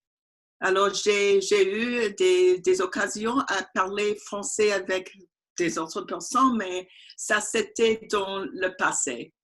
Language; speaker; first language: French; non-native, learner; English